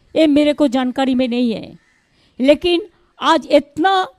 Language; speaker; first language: Hindi; non-native, local second language; Bangla